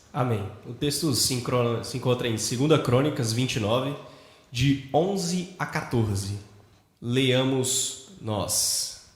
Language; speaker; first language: Portuguese; native; Portuguese